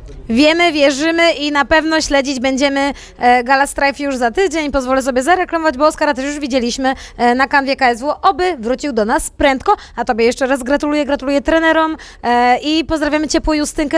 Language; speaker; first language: Polish; native; Polish